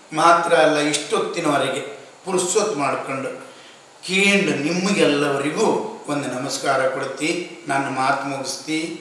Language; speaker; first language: Kannada; native; Kannada